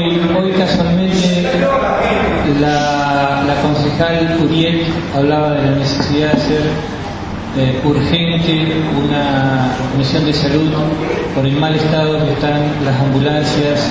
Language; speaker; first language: Spanish; native; Spanish